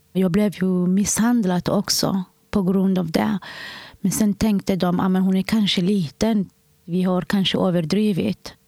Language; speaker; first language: Swedish; non-native, fluent; Somali